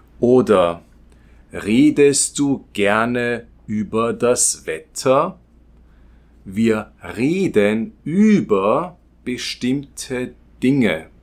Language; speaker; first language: German; non-native, fluent; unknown